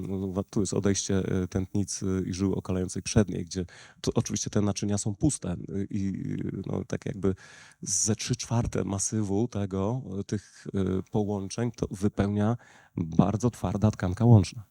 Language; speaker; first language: Polish; native; Polish